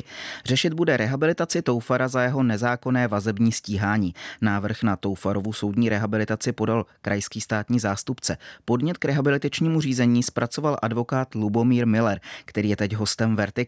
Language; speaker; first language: Czech; native; Czech